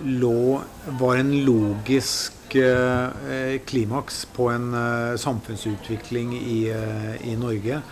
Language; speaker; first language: Norwegian; native; Norwegian